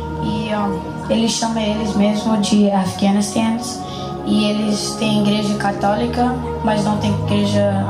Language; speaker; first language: Portuguese; non-native, fluent; English